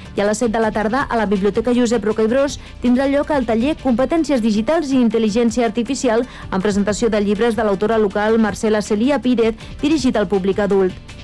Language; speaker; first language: Catalan; native; Catalan